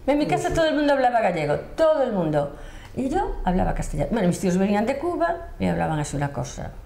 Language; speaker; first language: Spanish; non-native, local second language; Galician